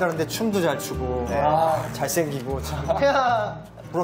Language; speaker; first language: Korean; native; Korean